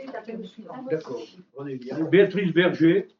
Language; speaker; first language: French; native; French